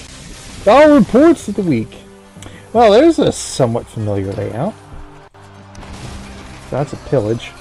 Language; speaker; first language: English; native; English